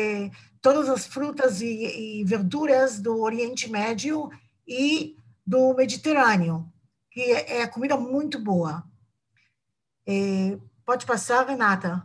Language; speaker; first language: Portuguese; non-native, fluent; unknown